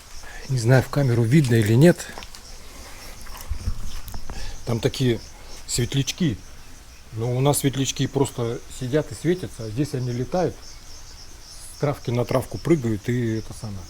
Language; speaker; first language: Russian; native; Russian